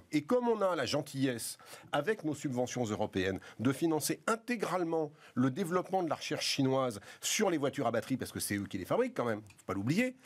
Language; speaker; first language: French; native; French